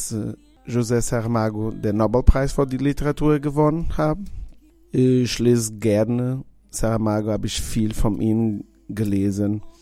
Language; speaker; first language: German; non-native, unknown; Portuguese